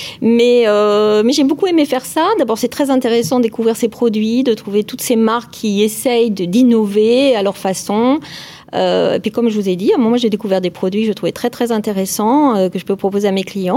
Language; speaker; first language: French; native; French